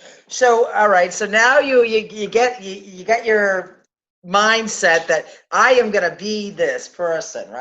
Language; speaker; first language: English; native; English